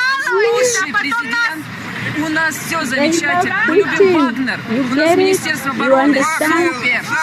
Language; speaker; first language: Russian; native; Russian